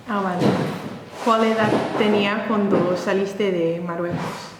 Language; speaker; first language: Spanish; non-native, learner; English